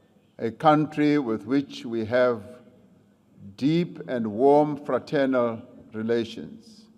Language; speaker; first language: English; non-native, local second language; Venda